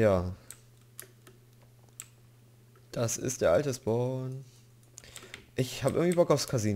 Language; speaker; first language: German; native; German